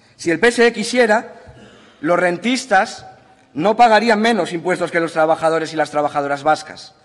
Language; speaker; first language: Spanish; native; Spanish